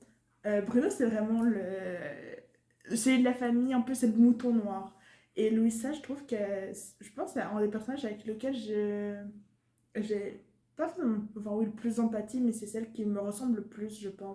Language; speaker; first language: French; native; French